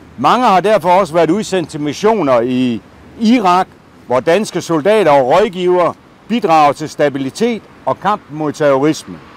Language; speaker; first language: Danish; native; Danish